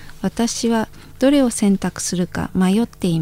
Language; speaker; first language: Japanese; non-native, fluent; Indonesian